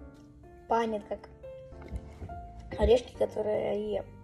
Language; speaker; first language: Russian; early bilingual, heritage; Russian